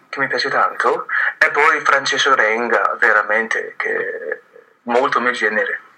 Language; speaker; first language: Italian; non-native, fluent; Chinese